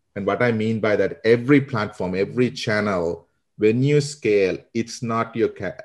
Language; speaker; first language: English; non-native, local second language; Sinhala